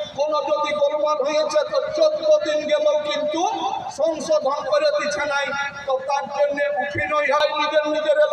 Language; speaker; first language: Bangla; non-native, local second language; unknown